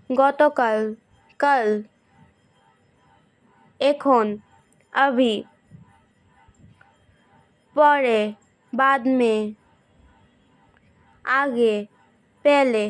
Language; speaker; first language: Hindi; non-native, learner; Bangla